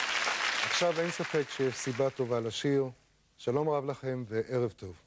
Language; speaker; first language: Hebrew; native; Hebrew